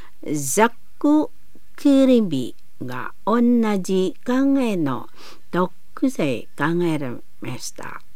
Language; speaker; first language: Japanese; non-native, learner; Indonesian